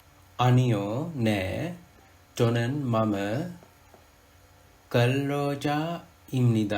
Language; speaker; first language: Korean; non-native, fluent; Sinhala